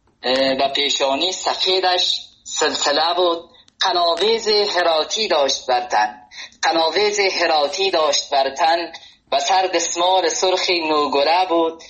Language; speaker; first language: Persian; native; Persian